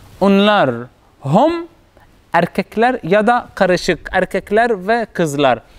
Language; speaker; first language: Turkish; non-native, learner; Arabic